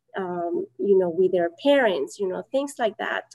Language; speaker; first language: English; non-native, fluent; Spanish